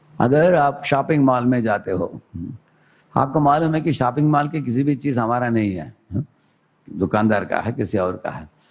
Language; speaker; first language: Hindi; non-native, local second language; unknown